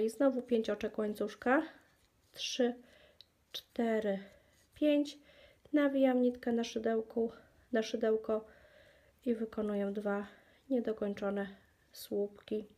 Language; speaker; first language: Polish; native; Polish